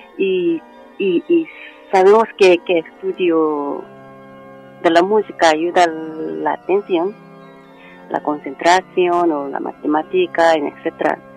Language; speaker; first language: Spanish; non-native, learner; Korean